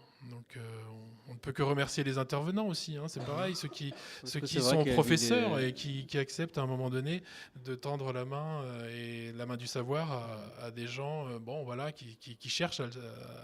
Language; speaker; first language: French; native; French